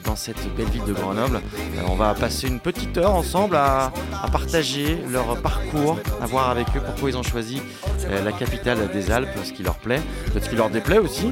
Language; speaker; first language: French; native; French